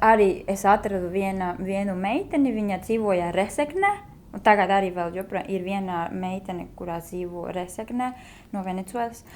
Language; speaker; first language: Latvian; non-native, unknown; Spanish